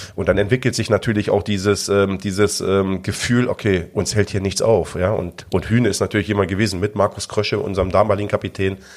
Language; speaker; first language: German; native; German